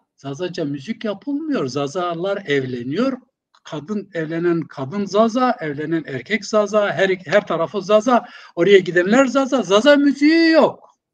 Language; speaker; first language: Turkish; non-native, local second language; Zaza